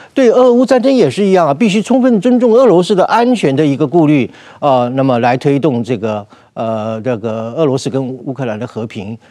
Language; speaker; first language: Chinese; native; Chinese